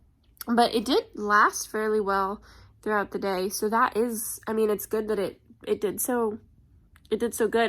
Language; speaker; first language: English; native; English